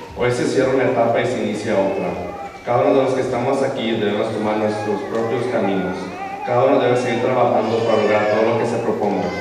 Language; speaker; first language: Spanish; early bilingual, heritage; Spanish